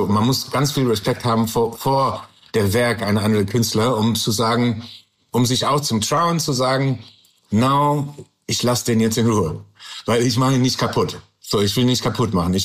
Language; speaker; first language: German; non-native, learner; English